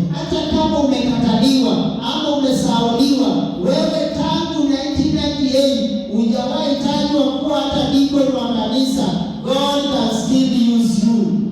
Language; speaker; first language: Swahili; non-native, local second language; Luo (Kenya and Tanzania)